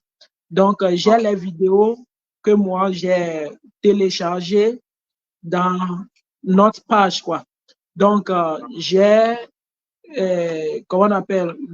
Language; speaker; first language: French; non-native, fluent; Ewe